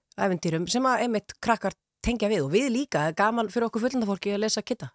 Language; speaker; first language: Icelandic; native; Icelandic